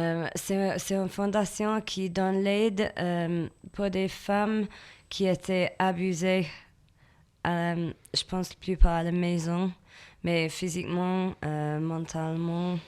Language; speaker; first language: French; non-native, fluent; English